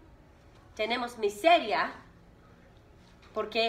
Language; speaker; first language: Spanish; non-native, fluent; English